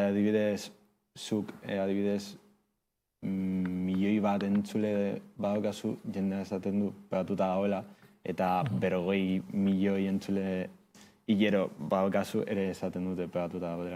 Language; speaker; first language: Basque; non-native, local second language; Spanish